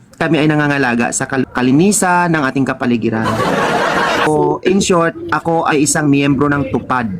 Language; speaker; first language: Filipino; non-native, local second language; Hiligaynon